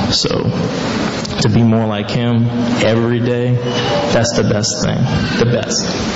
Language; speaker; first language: English; native; English